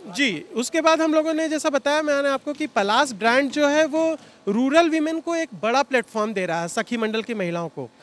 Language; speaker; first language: Hindi; native; Hindi